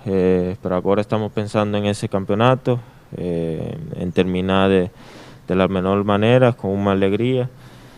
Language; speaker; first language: Portuguese; non-native, learner; Spanish